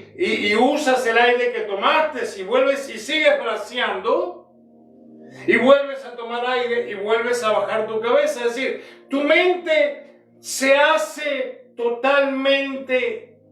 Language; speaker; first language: Spanish; native; Spanish